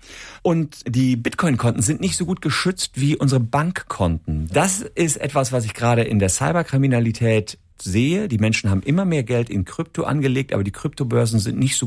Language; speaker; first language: German; native; German